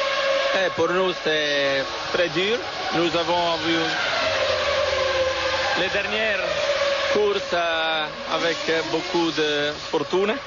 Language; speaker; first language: French; non-native, learner; Italian